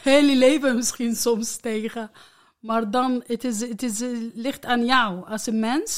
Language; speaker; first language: Dutch; non-native, learner; Arabic